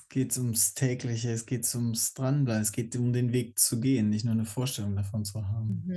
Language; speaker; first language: German; native; German